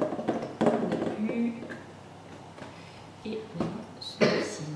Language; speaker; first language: French; native; French